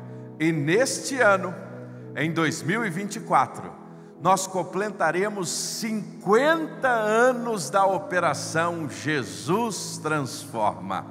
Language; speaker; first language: Portuguese; native; Portuguese